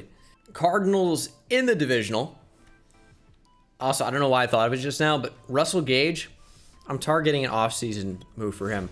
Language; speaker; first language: English; native; English